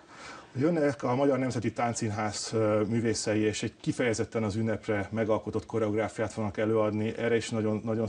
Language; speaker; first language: Hungarian; native; Hungarian